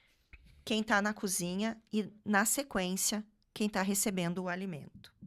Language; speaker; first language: Portuguese; native; Portuguese